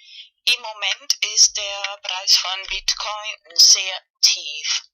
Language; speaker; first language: German; non-native, fluent; Spanish